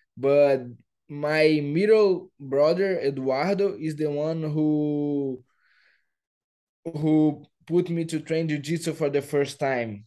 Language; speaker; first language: English; non-native, fluent; Portuguese